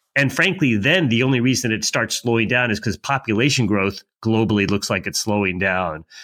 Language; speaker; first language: English; native; English